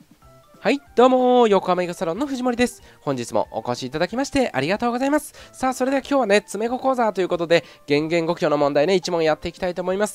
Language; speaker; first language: Japanese; native; Japanese